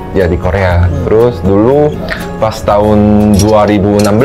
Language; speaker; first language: Indonesian; non-native, fluent; Korean